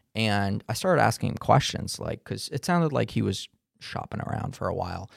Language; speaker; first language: English; non-native, fluent; Hebrew